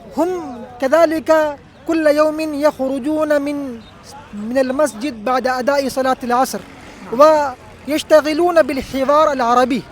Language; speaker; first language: Arabic; non-native, fluent; Urdu